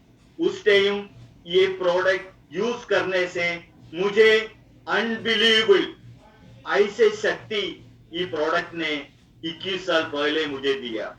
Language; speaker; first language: Hindi; non-native, local second language; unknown